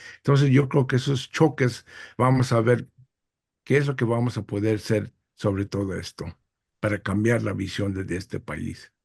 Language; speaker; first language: Spanish; early bilingual, heritage; English